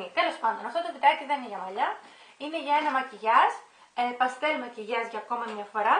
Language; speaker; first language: Greek; native; Greek